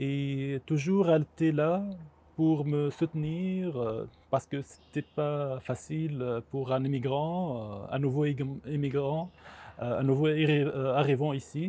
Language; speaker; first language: French; non-native, local second language; Arabic